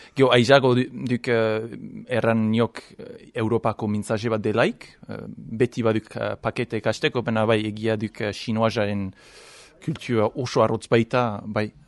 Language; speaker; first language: Basque; non-native, fluent; English